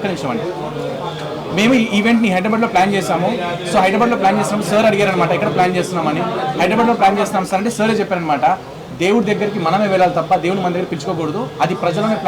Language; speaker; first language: Telugu; native; Telugu